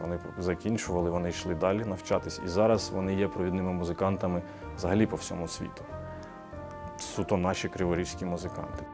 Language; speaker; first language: Ukrainian; native; Ukrainian